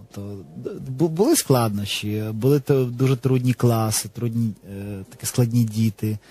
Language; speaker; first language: Ukrainian; non-native, local second language; Russian